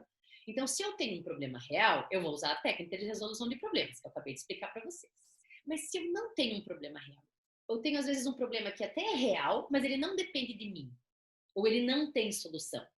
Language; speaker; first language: Portuguese; native; Portuguese